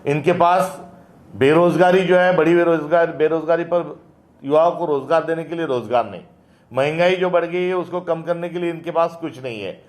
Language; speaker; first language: Hindi; non-native, local second language; Marathi